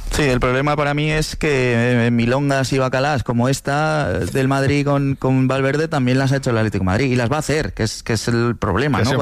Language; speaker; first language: Spanish; native; Spanish